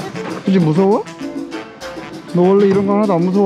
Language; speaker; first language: Korean; native; Korean